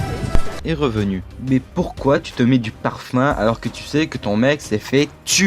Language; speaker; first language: French; native; French